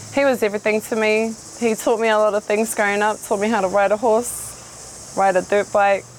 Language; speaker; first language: English; native; English